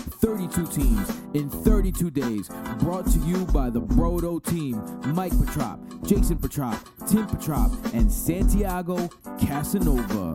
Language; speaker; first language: English; native; English